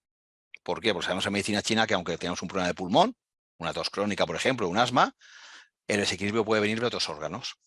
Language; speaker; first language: Spanish; native; Spanish